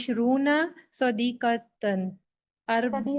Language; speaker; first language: Arabic; non-native, learner; Urdu